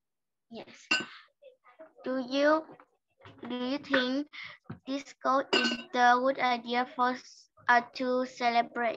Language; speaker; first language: English; non-native, learner; Vietnamese